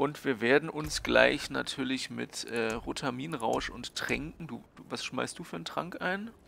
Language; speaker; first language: German; native; German